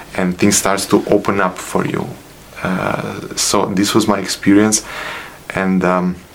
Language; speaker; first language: English; non-native, fluent; Bosnian